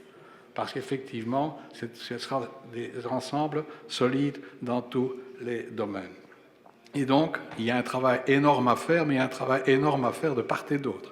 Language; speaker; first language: French; native; French